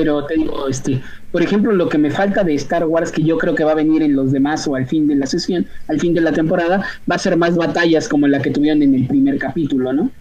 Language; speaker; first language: Spanish; native; Spanish